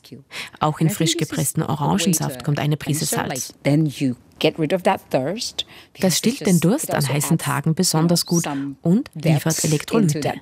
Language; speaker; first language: German; native; German